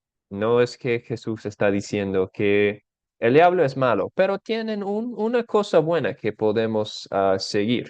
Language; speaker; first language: Spanish; non-native, fluent; English